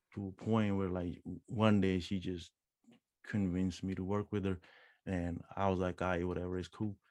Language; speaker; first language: English; non-native, local second language; Punjabi